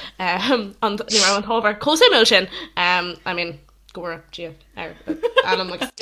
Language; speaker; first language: Irish; non-native, local second language; English